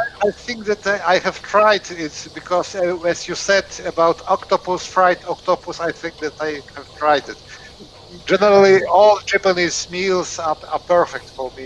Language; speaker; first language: English; non-native, fluent; Polish